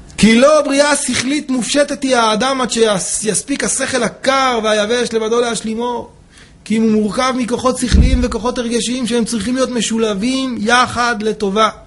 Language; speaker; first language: Hebrew; native; Hebrew